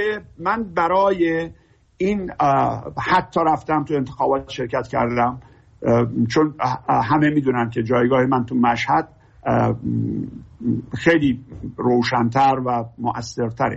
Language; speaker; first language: Persian; native; Persian